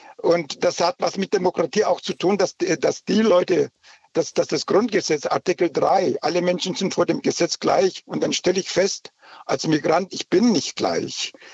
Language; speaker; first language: German; early bilingual, other home language; Turkish